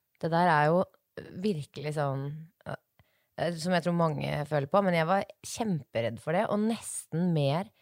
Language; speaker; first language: Norwegian; native; Norwegian